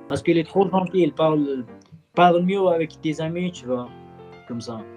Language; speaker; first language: French; non-native, learner; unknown